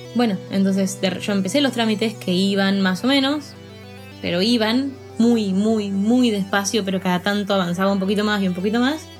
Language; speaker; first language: Spanish; native; Spanish